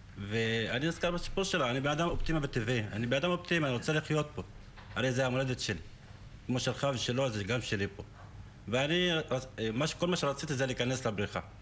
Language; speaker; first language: Hebrew; non-native, local second language; Arabic